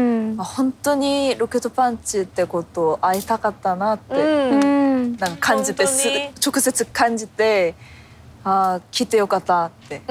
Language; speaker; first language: Japanese; non-native, fluent; Korean